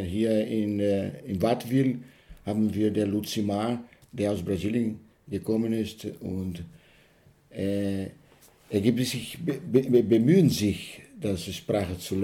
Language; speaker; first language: German; non-native, learner; Portuguese